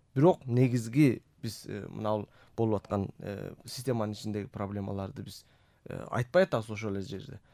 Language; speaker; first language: Kyrgyz; native; Kyrgyz